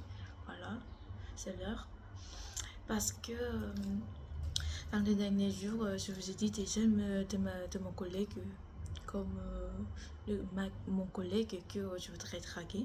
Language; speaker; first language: French; non-native, learner; Korean